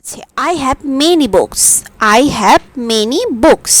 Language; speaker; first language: English; non-native, fluent; Bangla